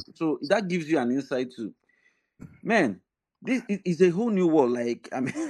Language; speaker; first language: English; non-native, local second language; Igbo